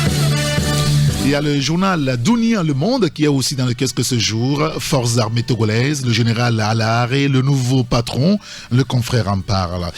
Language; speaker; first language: French; native; French